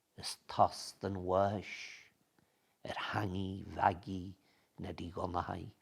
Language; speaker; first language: Irish; native; Irish